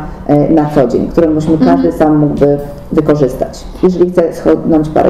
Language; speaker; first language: Polish; native; Polish